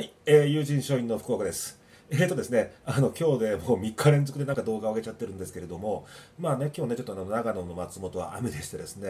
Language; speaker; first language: Japanese; native; Japanese